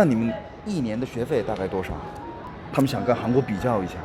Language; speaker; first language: Chinese; non-native, fluent; Korean